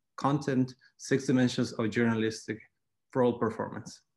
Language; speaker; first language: English; non-native, fluent; Spanish